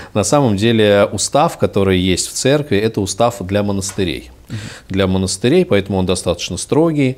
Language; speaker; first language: Russian; native; Russian